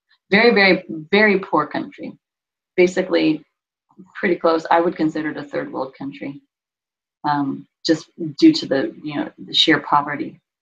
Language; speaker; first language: English; native; English